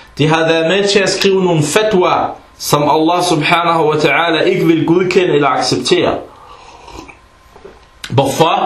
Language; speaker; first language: Danish; early bilingual, other home language; Arabic